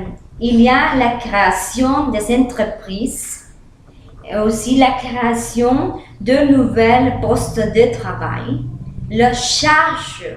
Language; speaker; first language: French; non-native, learner; Spanish